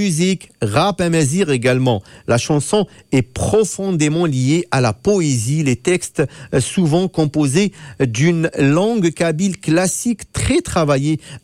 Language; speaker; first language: French; non-native, local second language; Arabic